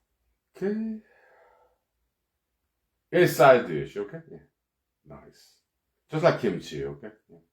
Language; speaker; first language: English; non-native, fluent; Korean